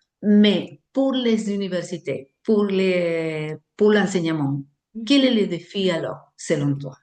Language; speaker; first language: French; non-native, fluent; Spanish